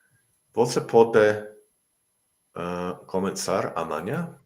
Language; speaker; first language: Portuguese; non-native, learner; English